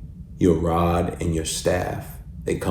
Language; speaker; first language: English; native; English